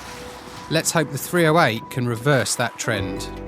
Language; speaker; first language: English; native; English